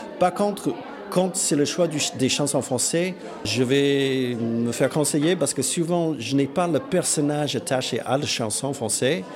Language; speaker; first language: French; non-native, fluent; English